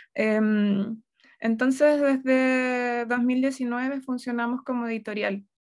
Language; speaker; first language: Spanish; native; Spanish